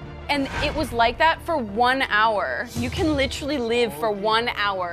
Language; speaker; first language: English; native; English